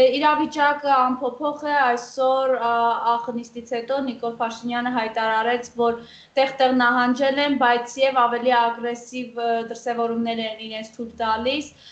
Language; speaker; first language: Armenian; native; Armenian